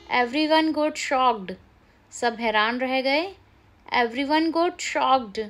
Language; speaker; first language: Hindi; native; Hindi